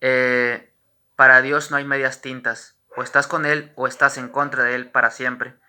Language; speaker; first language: Spanish; native; Spanish